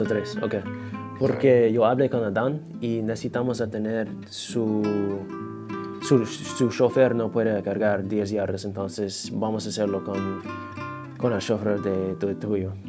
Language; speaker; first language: Spanish; non-native, fluent; English